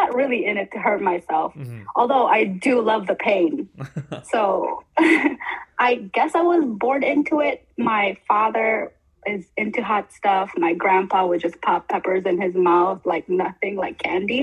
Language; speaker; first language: English; non-native, local second language; Filipino